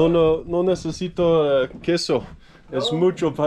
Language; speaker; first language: Spanish; non-native, learner; English